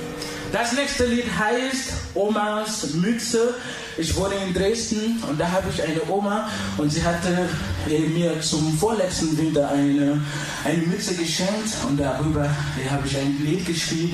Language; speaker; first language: German; non-native, fluent; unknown